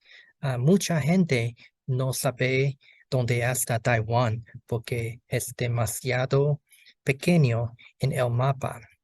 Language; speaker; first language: Spanish; non-native, learner; Chinese